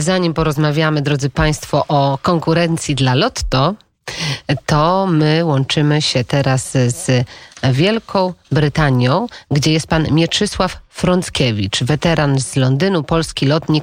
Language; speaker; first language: Polish; native; Polish